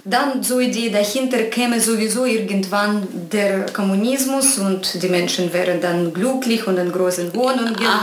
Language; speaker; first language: German; non-native, fluent; Russian